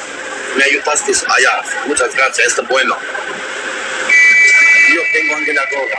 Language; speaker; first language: Spanish; non-native, learner; Albanian